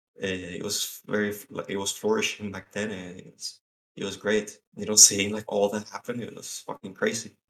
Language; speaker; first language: English; non-native, fluent; Spanish